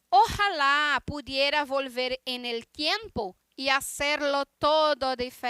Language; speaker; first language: Spanish; non-native, fluent; Portuguese